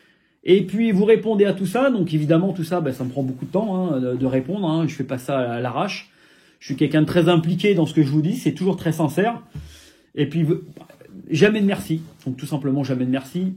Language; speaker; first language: French; native; French